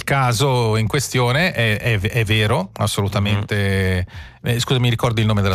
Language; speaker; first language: Italian; native; Italian